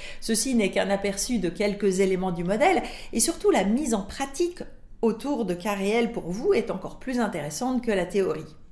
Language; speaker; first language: French; native; French